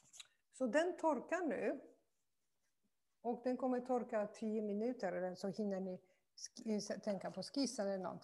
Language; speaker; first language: Swedish; non-native, fluent; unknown